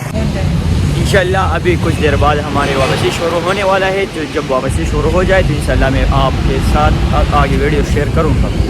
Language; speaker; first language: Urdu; non-native, local second language; Pashto